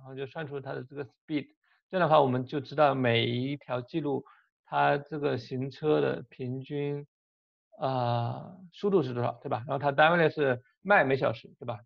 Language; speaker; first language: Chinese; native; Chinese